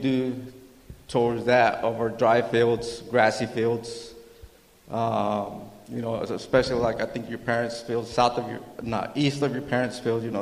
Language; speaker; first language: English; early bilingual, other home language; Spanish